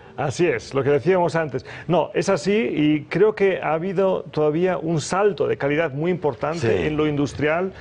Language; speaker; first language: Spanish; early bilingual, other home language; German